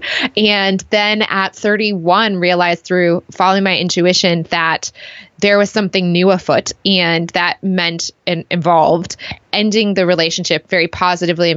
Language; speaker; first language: English; native; English